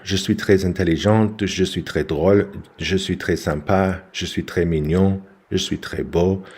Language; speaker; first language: French; non-native, learner; English